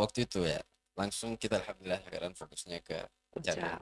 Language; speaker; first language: Indonesian; non-native, fluent; Arabic